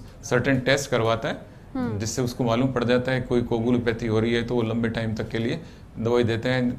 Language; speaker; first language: Hindi; native; Hindi